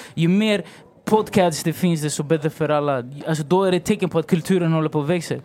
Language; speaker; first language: Swedish; early bilingual, other home language; Spanish